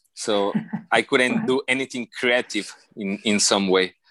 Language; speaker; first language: English; non-native, learner; Spanish